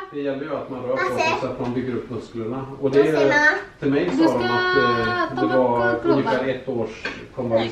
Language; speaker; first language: Swedish; native; Swedish